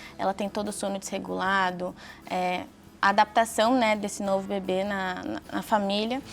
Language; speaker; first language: Portuguese; native; Portuguese